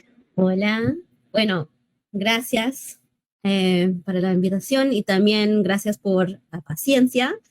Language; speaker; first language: Spanish; early bilingual, heritage; English